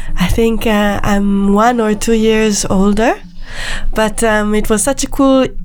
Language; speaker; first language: English; non-native, fluent; Hebrew